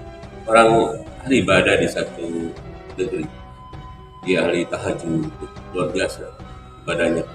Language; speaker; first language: Indonesian; native; Indonesian